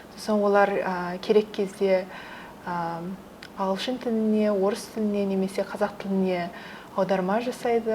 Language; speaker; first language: Kazakh; early bilingual, heritage; Kazakh